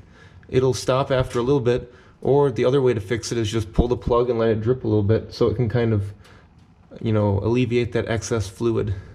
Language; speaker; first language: English; native; English